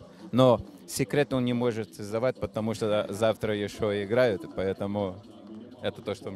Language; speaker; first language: Russian; non-native, fluent; Portuguese